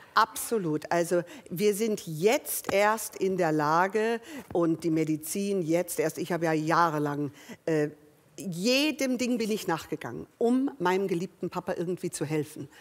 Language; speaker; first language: German; early bilingual, other home language; English